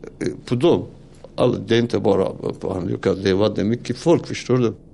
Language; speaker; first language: Swedish; non-native, learner; Turoyo